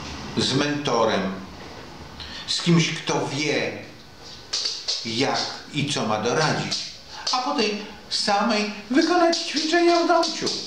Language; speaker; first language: Polish; native; Polish